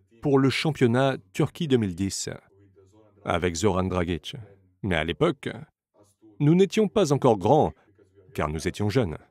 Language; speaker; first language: French; non-native, fluent; Slovenian